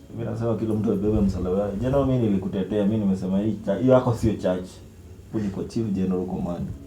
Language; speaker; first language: Swahili; native; Swahili